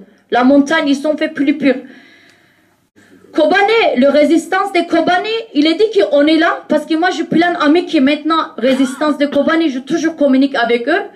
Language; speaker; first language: French; non-native, learner; Kurdish